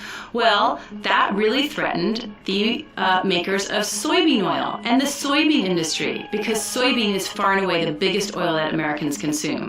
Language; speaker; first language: English; native; English